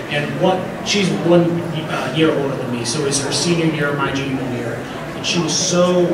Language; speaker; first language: English; native; English